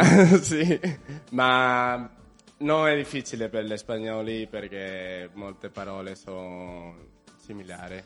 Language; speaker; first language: Italian; non-native, learner; Spanish